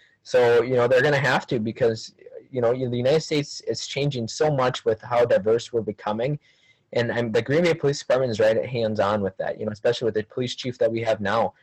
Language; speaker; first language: English; early bilingual, other home language; Spanish